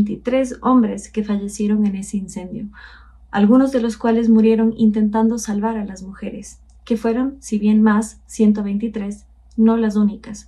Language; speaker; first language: Spanish; native; Spanish